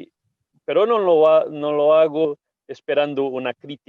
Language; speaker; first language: Spanish; non-native, fluent; Portuguese